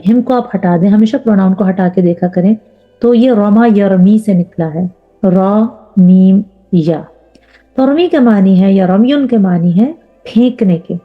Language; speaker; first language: Urdu; native; Urdu